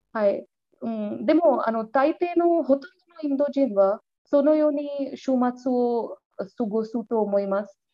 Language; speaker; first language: Japanese; non-native, learner; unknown